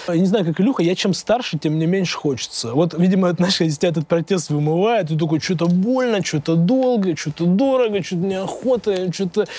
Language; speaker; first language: Russian; native; Russian